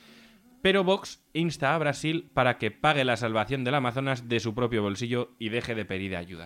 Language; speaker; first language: Spanish; native; Spanish